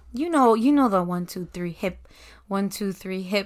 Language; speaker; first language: English; native; English